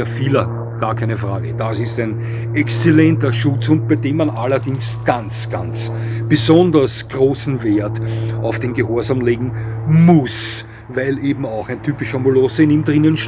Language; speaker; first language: German; native; German